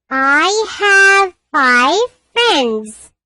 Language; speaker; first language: English; non-native, learner; Urdu